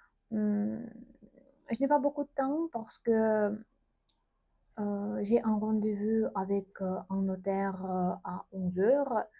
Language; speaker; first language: French; non-native, learner; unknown